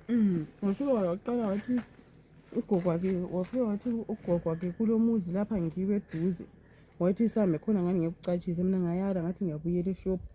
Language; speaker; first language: Zulu; native; Zulu